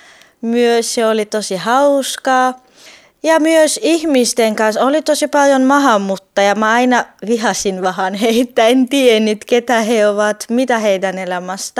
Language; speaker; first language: Finnish; non-native, fluent; Turkish